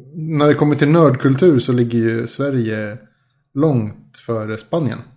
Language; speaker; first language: Swedish; early bilingual, other home language; Spanish